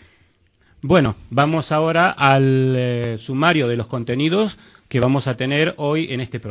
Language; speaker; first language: Spanish; native; Spanish